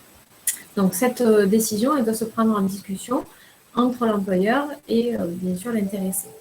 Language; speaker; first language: French; native; French